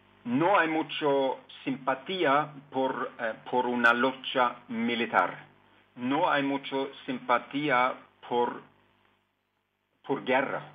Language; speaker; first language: Spanish; non-native, fluent; Norwegian